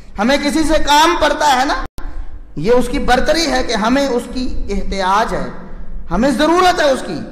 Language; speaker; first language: Urdu; non-native, local second language; Punjabi